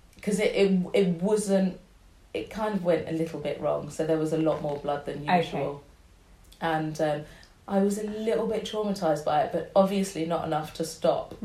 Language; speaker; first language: English; native; English